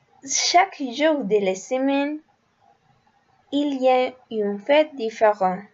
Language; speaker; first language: French; non-native, learner; Spanish